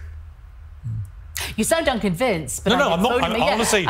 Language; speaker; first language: English; native; English